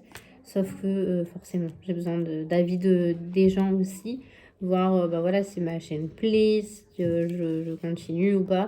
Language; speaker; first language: French; native; French